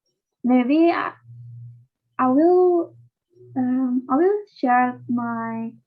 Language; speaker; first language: English; non-native, learner; Indonesian